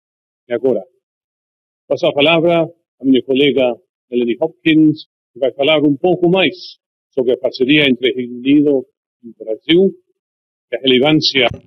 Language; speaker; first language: Portuguese; non-native, fluent; English